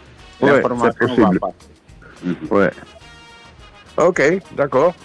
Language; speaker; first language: French; non-native, fluent; Dutch